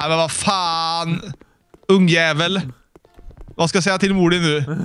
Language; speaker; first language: Swedish; native; Swedish